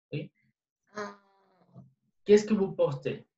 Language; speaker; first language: French; non-native, learner; Spanish